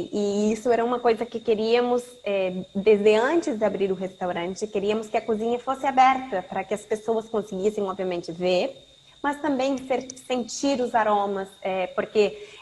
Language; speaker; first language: Portuguese; non-native, fluent; Spanish